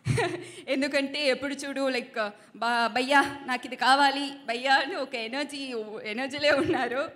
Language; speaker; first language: Telugu; non-native, learner; Tamil